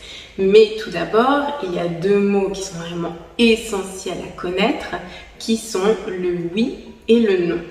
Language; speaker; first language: French; native; French